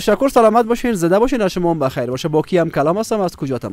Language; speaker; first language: Persian; native; Persian